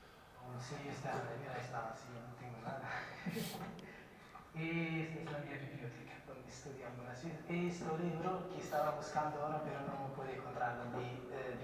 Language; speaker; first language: Spanish; non-native, learner; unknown